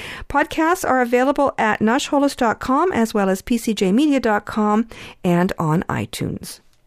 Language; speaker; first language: English; early bilingual, other home language; Ukrainian